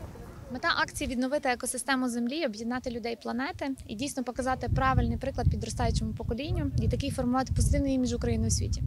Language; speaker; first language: Ukrainian; native; Ukrainian